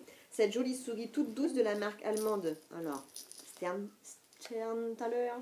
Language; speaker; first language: French; native; French